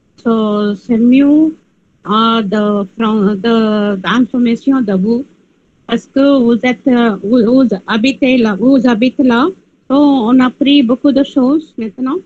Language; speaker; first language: French; non-native, learner; Tamil